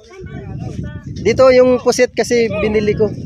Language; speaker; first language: Filipino; native; Filipino